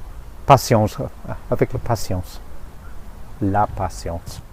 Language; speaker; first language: French; non-native, fluent; English